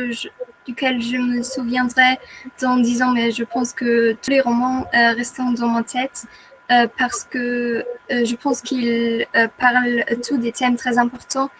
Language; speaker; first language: French; non-native, fluent; German